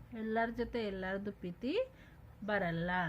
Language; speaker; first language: Kannada; non-native, local second language; Hindi